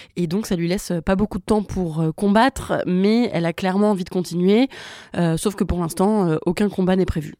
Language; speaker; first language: French; native; French